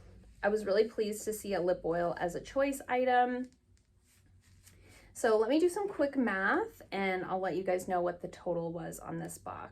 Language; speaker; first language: English; native; English